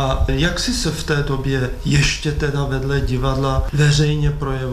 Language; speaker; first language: Czech; native; Czech